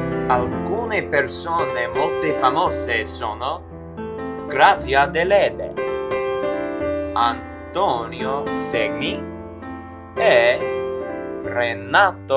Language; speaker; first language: Italian; non-native, learner; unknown